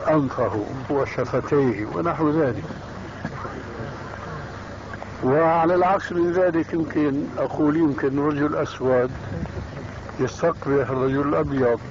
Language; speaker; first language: Arabic; early bilingual, other home language; Albanian